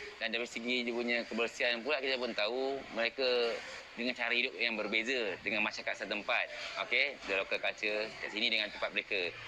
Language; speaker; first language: Malay; native; Malay